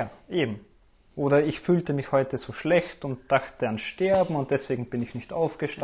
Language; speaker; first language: German; native; German